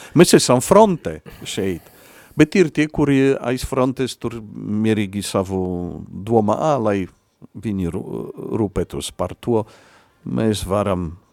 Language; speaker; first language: Latvian; non-native, fluent; Polish